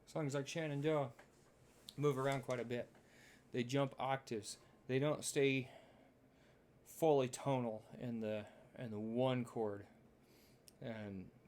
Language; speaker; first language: English; native; English